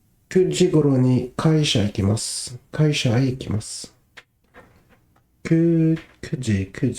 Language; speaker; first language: Japanese; non-native, learner; French